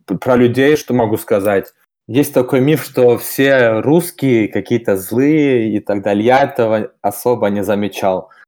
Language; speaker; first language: Russian; early bilingual, heritage; German